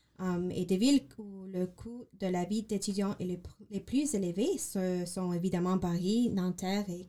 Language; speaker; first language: French; non-native, learner; English